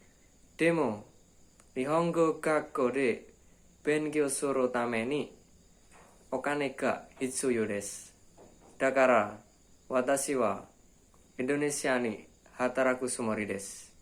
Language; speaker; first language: Japanese; non-native, learner; Indonesian